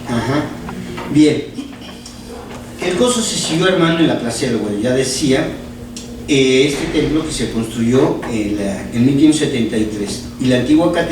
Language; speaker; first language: Spanish; native; Spanish